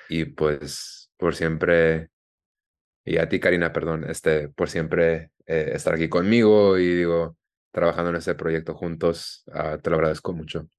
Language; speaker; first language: Spanish; early bilingual, heritage; Spanish